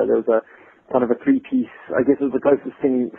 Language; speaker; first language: English; native; English